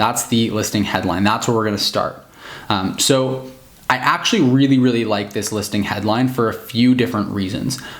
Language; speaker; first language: English; native; English